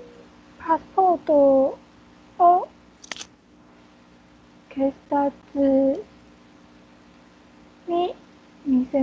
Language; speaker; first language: Japanese; non-native, learner; Chinese